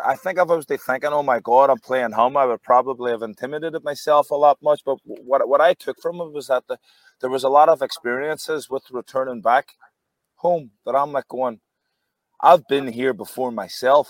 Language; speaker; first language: English; native; English